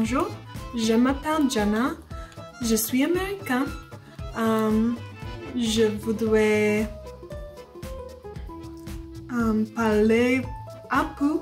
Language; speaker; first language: French; non-native, learner; English